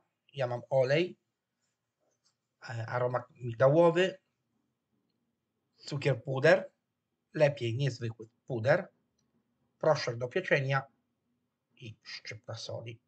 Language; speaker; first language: Polish; non-native, fluent; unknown